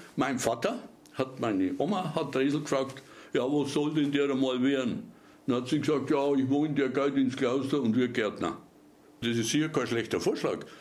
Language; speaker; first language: German; native; German